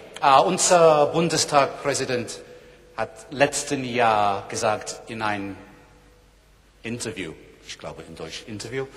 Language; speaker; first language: German; non-native, learner; English